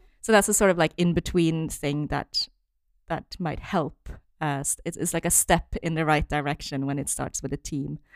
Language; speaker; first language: English; non-native, fluent; French